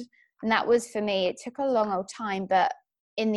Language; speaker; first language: English; native; English